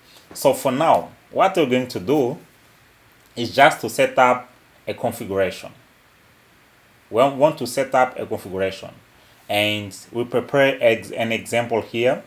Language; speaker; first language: English; non-native, local second language; Portuguese